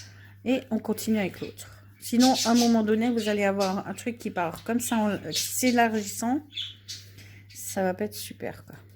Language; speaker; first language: French; native; French